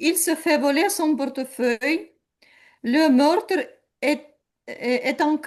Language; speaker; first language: French; non-native, learner; Ukrainian